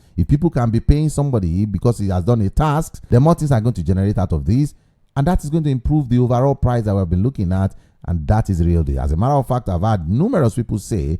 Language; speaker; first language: English; non-native, local second language; Yoruba